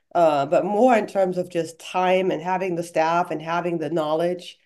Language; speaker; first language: English; non-native, fluent; German